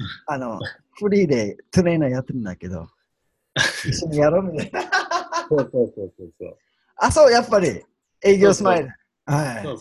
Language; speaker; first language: Japanese; non-native, learner; English